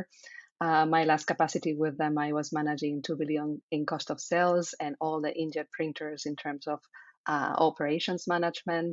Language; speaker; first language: English; non-native, fluent; Spanish